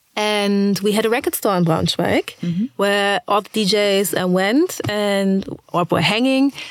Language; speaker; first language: English; early bilingual, other home language; German